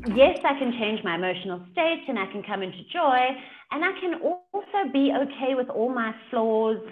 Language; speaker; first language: English; native; English